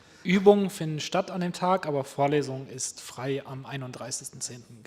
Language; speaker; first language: German; native; German